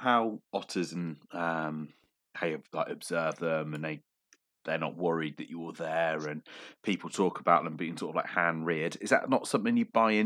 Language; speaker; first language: English; native; English